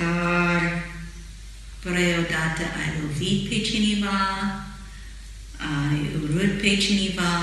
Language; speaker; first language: Romanian; non-native, fluent; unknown